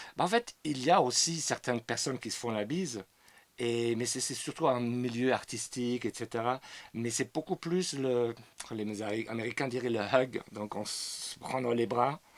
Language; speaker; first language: French; non-native, fluent; German